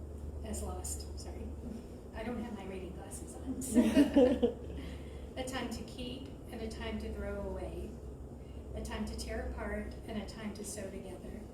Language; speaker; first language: English; native; English